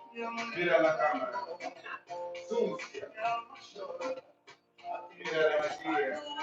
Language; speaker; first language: Spanish; non-native, learner; Portuguese